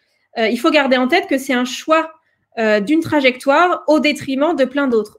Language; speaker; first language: French; native; French